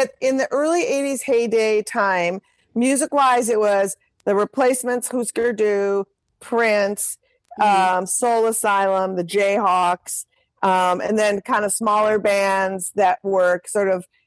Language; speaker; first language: English; native; English